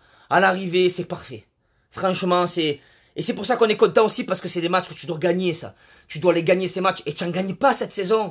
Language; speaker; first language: French; native; French